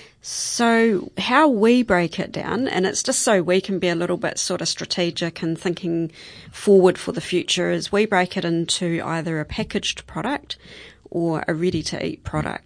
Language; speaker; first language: English; native; English